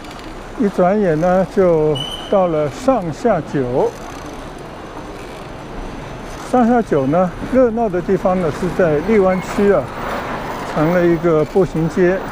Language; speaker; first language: Chinese; non-native, local second language; Cantonese